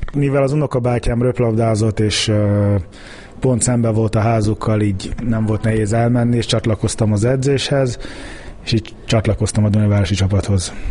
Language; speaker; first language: Hungarian; early bilingual, heritage; Hungarian